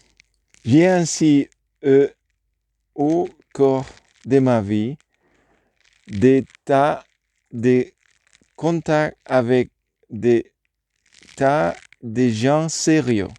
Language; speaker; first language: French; non-native, learner; Spanish